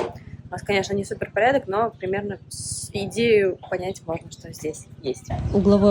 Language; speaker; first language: Russian; native; Russian